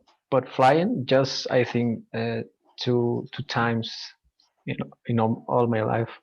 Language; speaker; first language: English; non-native, learner; Spanish